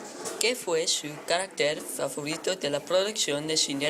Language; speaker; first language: Spanish; non-native, learner; English